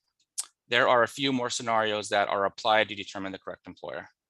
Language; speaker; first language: English; native; English